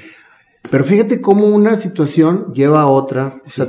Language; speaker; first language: Spanish; native; Spanish